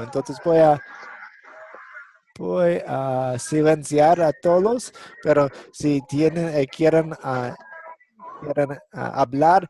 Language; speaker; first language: Spanish; non-native, fluent; English